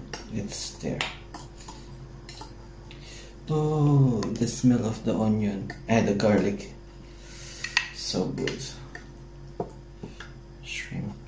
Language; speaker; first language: English; non-native, learner; Filipino